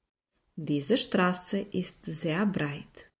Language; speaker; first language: German; non-native, fluent; Serbian